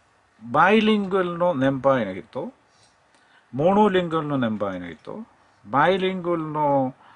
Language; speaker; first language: Japanese; non-native, learner; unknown